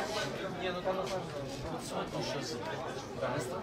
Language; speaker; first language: Russian; native; Russian